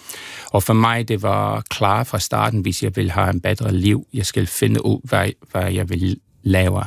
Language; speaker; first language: Danish; non-native, fluent; English